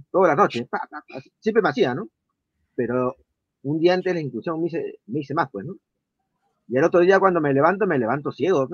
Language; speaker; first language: Spanish; native; Spanish